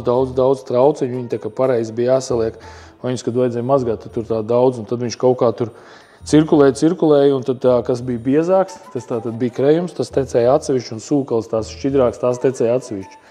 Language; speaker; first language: Latvian; native; Latvian